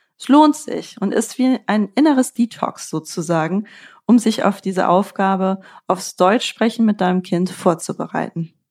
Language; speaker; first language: German; native; German